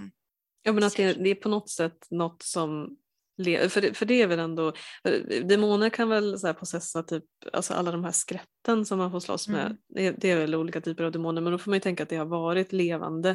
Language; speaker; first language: Swedish; native; Swedish